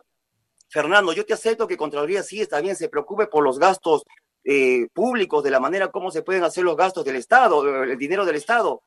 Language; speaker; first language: Spanish; native; Spanish